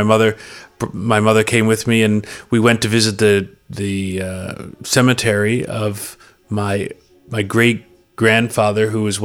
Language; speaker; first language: English; native; English